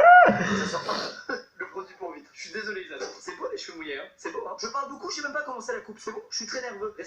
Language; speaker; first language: French; native; French